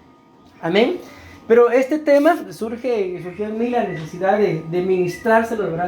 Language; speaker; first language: Spanish; native; Spanish